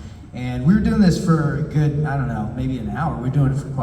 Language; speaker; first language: English; native; English